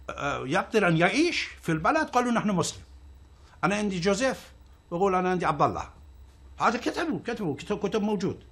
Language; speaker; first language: Arabic; non-native, learner; Persian